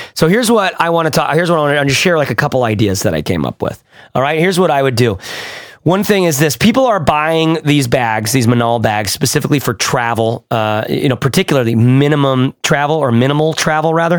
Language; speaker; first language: English; native; English